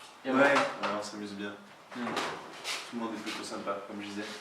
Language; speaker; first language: French; native; French